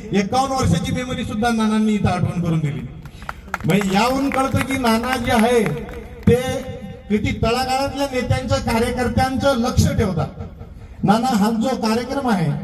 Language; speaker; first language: Marathi; non-native, local second language; Lambadi